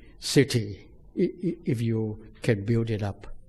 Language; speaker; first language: English; non-native, fluent; Thai